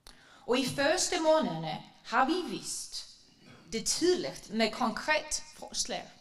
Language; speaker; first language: Danish; non-native, fluent; Icelandic